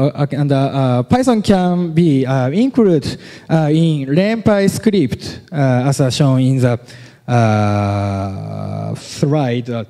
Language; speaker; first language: English; non-native, learner; Japanese